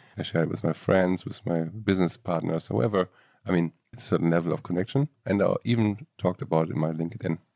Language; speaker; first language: English; non-native, fluent; German